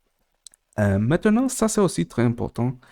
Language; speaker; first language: French; non-native, learner; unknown